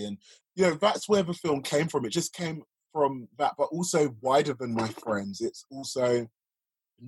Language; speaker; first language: English; native; English